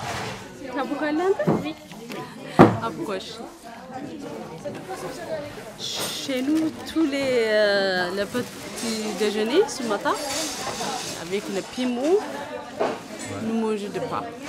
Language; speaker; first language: French; non-native, learner; Amharic